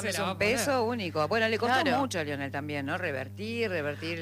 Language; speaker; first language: Spanish; native; Spanish